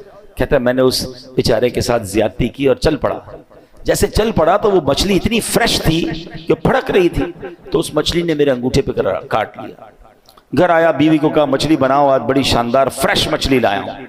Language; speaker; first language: Urdu; native; Urdu